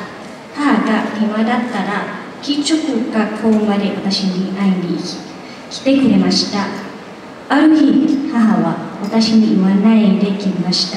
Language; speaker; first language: Japanese; non-native, learner; Thai